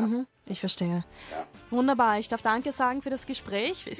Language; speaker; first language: German; native; German